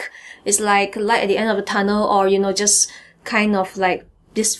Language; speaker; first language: English; native; English